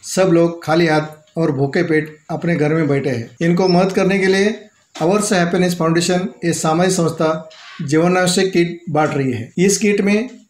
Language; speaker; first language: Hindi; non-native, local second language; Marathi